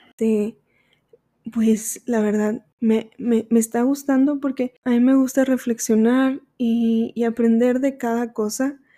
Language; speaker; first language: Spanish; early bilingual, heritage; Spanish